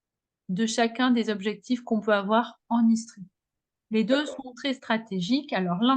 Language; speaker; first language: French; native; French